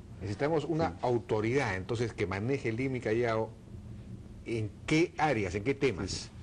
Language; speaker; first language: Spanish; native; Spanish